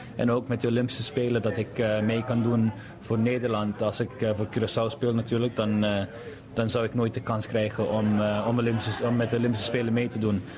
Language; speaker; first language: Dutch; non-native, local second language; Papiamento